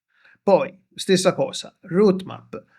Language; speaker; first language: Italian; native; Italian